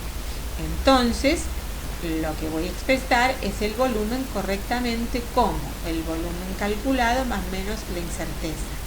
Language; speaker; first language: Spanish; native; Spanish